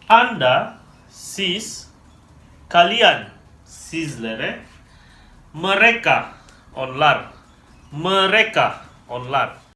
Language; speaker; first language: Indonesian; non-native, learner; Turkish